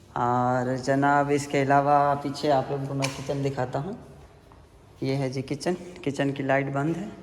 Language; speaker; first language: Urdu; non-native, local second language; Punjabi